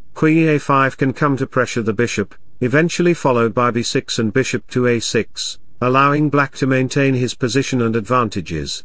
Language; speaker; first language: English; non-native, local second language; Hindi